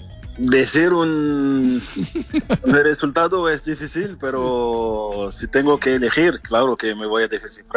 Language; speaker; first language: Spanish; non-native, fluent; French